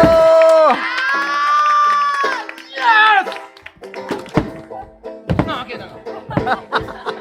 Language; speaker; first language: English; non-native, fluent; French